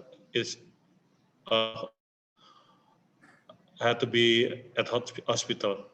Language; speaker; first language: English; non-native, learner; Indonesian